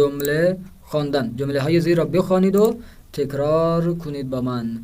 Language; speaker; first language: Persian; non-native, fluent; Urdu